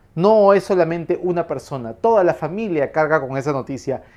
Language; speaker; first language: Spanish; native; Spanish